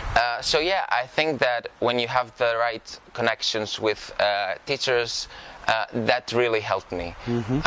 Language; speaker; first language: English; non-native, fluent; Greek